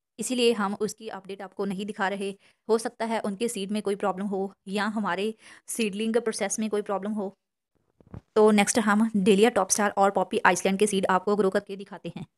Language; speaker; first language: Hindi; non-native, local second language; Punjabi